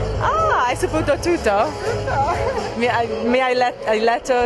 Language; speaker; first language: Italian; non-native, fluent; English